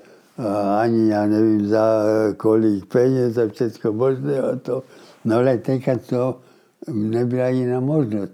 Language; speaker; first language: Czech; early bilingual, heritage; Czech